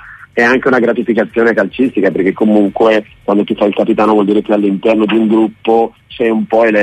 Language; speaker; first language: Italian; native; Italian